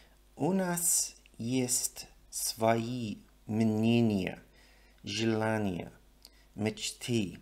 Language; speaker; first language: Russian; non-native, learner; English